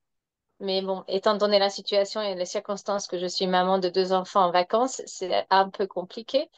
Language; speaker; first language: French; non-native, fluent; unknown